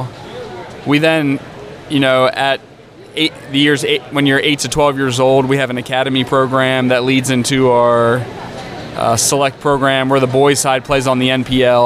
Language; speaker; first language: English; native; English